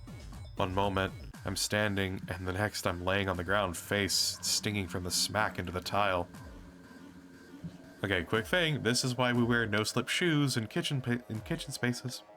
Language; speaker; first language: English; native; English